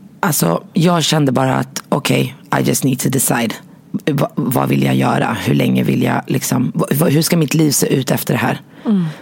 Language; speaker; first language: Swedish; early bilingual, other home language; Arabic